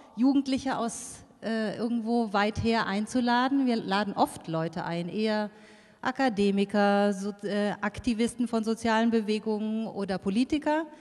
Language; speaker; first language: German; native; German